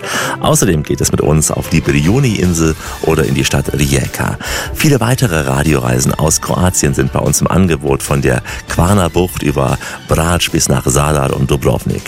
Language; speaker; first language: German; native; German